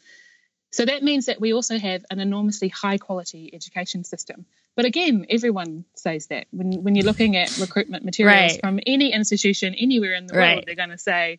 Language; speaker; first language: English; native; English